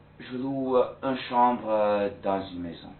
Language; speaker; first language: French; non-native, fluent; English